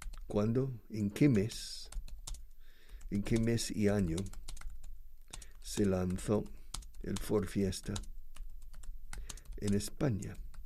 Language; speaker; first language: Spanish; non-native, fluent; English